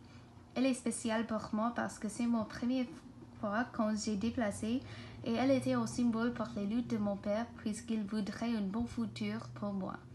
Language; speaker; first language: French; non-native, learner; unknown